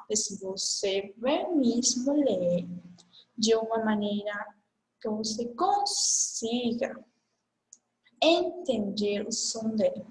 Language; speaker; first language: Portuguese; non-native, fluent; Spanish